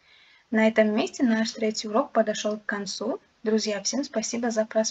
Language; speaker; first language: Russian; non-native, local second language; Uzbek